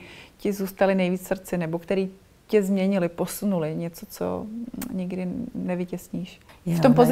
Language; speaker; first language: Czech; native; Czech